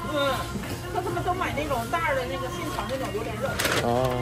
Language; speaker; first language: Chinese; non-native, local second language; Cantonese